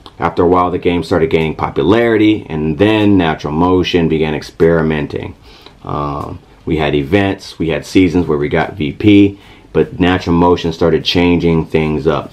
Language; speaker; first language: English; native; English